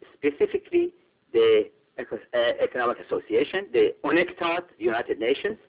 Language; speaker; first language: English; non-native, fluent; Persian